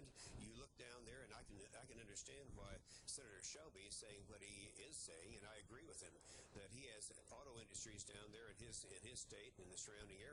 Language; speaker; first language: English; native; English